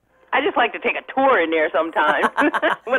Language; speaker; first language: English; native; English